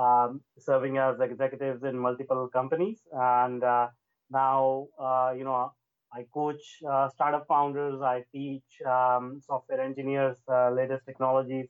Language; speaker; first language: English; non-native, local second language; Hindi